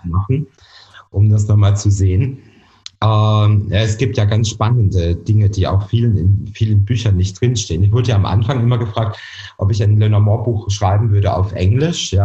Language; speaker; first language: German; native; German